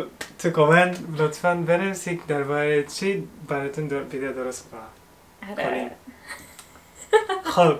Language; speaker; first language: Persian; non-native, fluent; Japanese